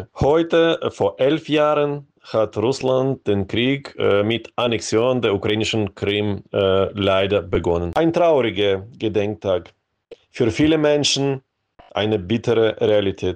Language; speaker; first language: German; non-native, fluent; Ukrainian